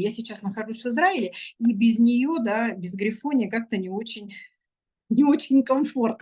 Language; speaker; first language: Russian; native; Russian